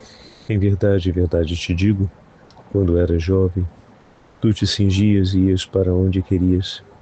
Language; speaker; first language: Portuguese; native; Portuguese